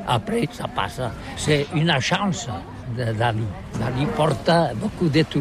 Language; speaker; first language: French; non-native, learner; Catalan